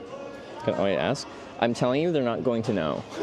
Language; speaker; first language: English; native; English